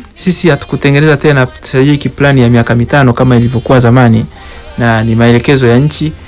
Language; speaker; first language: Swahili; native; Swahili